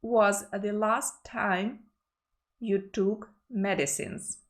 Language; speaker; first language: English; non-native, fluent; Ukrainian